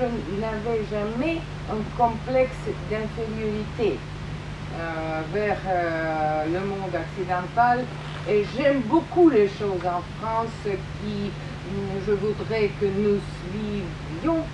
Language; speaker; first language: French; non-native, fluent; Russian